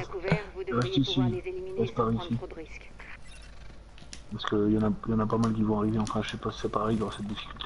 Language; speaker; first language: French; native; French